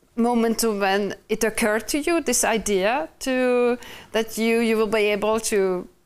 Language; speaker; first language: English; non-native, fluent; Hungarian